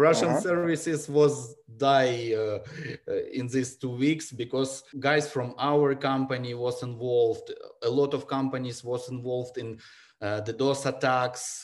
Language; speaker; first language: English; non-native, learner; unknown